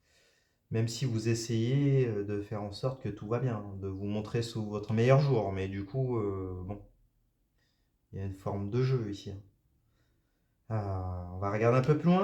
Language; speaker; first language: French; native; French